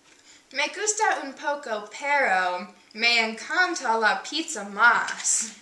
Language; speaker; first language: Spanish; non-native, learner; English